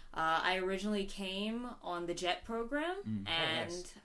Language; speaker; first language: English; native; English